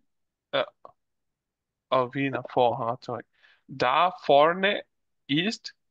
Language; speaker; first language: German; non-native, learner; Bangla